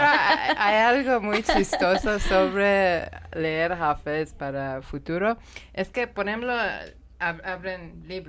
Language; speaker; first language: Spanish; non-native, learner; Persian